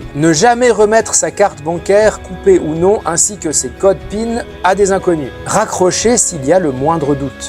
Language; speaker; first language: French; native; French